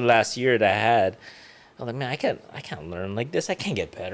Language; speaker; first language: English; early bilingual, other home language; Iloko